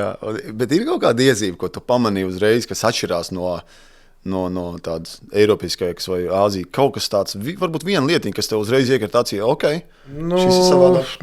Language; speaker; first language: Latvian; native; Latvian